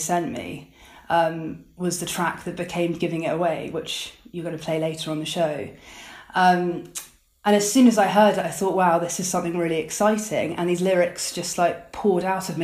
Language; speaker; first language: English; native; English